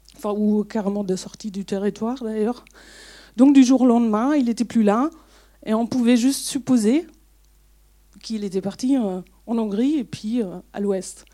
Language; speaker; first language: French; non-native, fluent; German